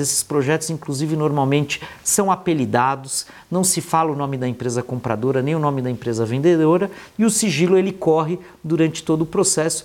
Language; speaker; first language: Portuguese; native; Portuguese